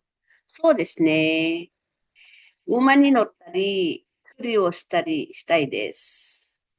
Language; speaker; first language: Japanese; non-native, fluent; Filipino